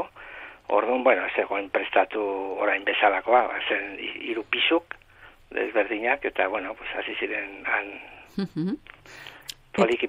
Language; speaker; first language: Basque; non-native, local second language; Spanish